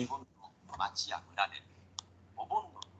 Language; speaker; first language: Japanese; non-native, learner; Indonesian